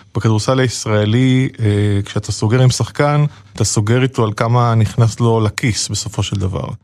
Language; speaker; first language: Hebrew; native; Hebrew